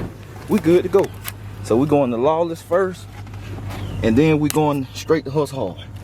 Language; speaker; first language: English; native; English